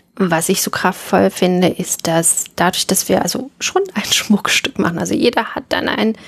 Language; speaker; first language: German; native; German